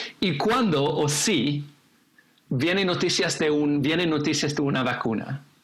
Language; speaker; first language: Spanish; non-native, fluent; English